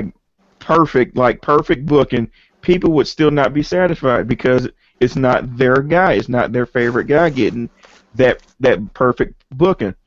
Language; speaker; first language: English; native; English